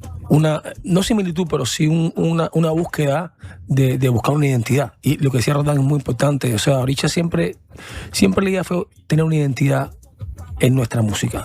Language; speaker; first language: Spanish; native; Spanish